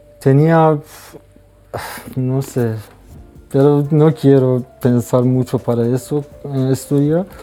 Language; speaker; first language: Spanish; non-native, learner; Persian